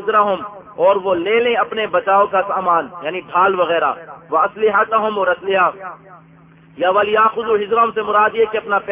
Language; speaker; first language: Urdu; non-native, local second language; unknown